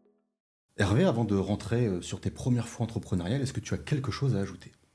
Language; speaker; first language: French; native; French